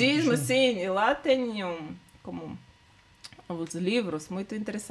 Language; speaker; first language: Portuguese; non-native, fluent; Russian